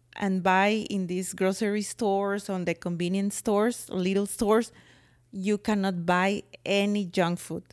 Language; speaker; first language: English; non-native, fluent; Spanish